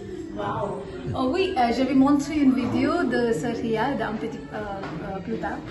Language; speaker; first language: French; non-native, learner; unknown